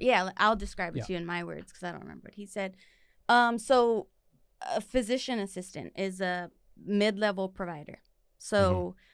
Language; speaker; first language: English; native; English